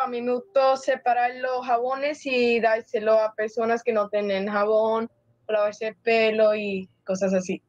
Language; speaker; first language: Spanish; early bilingual, heritage; Spanish